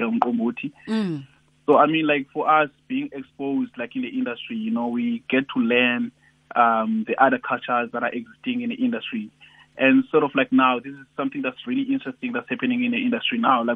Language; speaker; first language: English; non-native, local second language; Xhosa